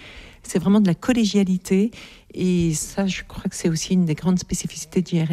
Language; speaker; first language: French; native; French